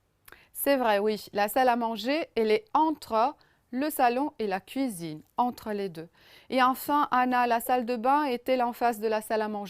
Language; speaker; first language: French; non-native, fluent; Romanian